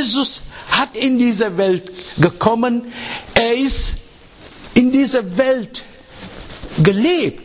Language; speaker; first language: German; non-native, fluent; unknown